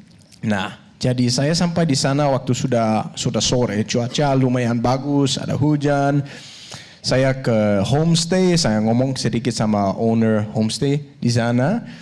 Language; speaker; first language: Indonesian; non-native, fluent; Danish